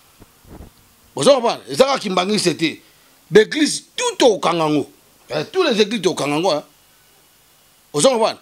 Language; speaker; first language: French; non-native, local second language; Lingala